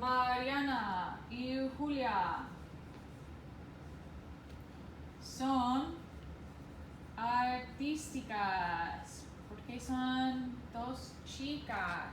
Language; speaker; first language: Spanish; non-native, fluent; English